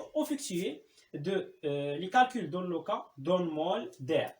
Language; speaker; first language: French; non-native, local second language; Arabic